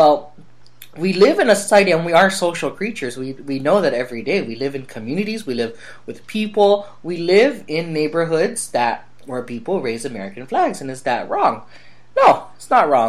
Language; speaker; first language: English; native; English